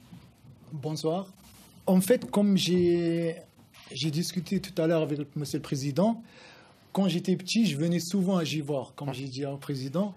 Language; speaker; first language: French; non-native, local second language; Arabic